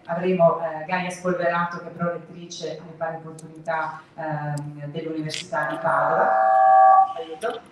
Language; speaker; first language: Italian; native; Italian